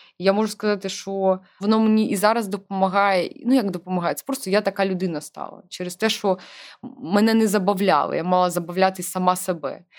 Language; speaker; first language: Ukrainian; non-native, local second language; Russian